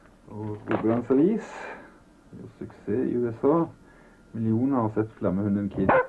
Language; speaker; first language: Norwegian; native; Norwegian